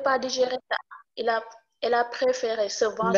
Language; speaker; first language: French; non-native, local second language; Wolof